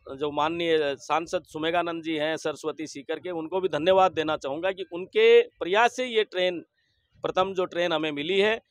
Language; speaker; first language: Hindi; native; Hindi